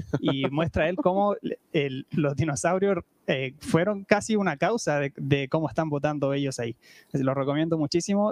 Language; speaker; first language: Spanish; native; Spanish